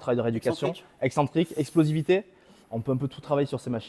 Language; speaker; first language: French; native; French